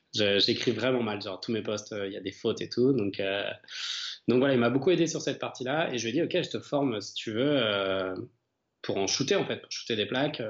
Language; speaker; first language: French; native; French